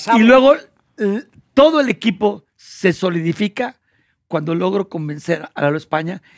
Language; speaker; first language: Spanish; native; Spanish